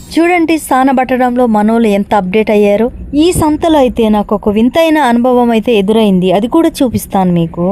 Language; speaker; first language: Telugu; non-native, local second language; Koya